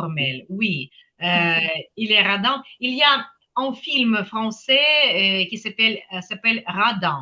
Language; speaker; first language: French; non-native, fluent; Ukrainian